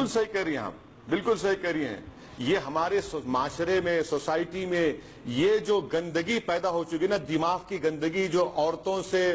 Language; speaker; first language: Urdu; native; Urdu